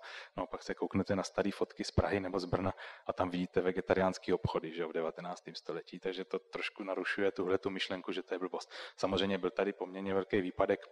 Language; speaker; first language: Czech; native; Czech